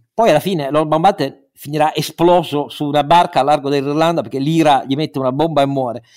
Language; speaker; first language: Italian; native; Italian